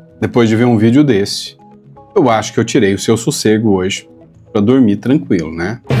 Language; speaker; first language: Portuguese; native; Portuguese